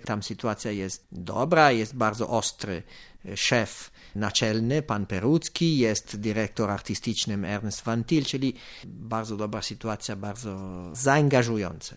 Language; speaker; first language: Polish; non-native, fluent; Italian